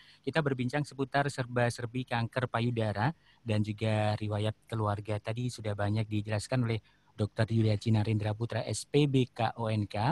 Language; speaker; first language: Indonesian; native; Indonesian